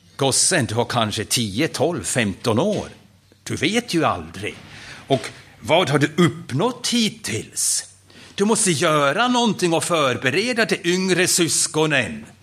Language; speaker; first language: Swedish; non-native, fluent; German